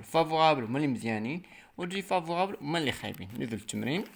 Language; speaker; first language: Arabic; native; Arabic